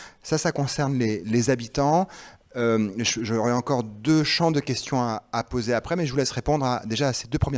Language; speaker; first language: French; native; French